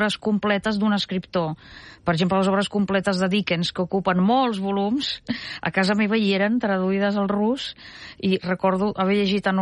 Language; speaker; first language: Catalan; non-native, fluent; Russian